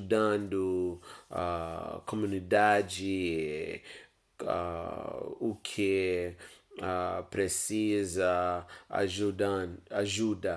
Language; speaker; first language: Portuguese; non-native, learner; English